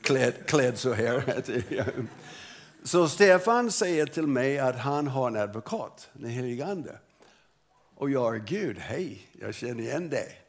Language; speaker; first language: Swedish; non-native, fluent; English